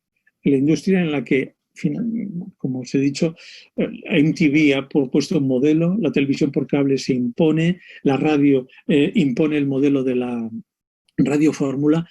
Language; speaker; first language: Spanish; native; Spanish